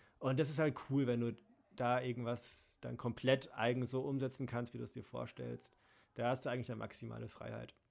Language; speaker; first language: German; native; German